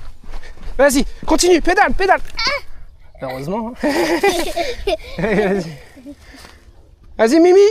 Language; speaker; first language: French; native; French